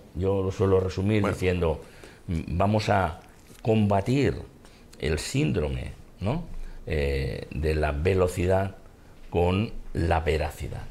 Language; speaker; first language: Spanish; non-native, local second language; Catalan